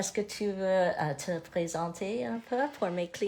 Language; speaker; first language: French; non-native, learner; English